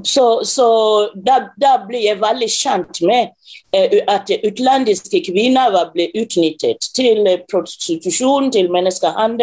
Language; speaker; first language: Norwegian; non-native, fluent; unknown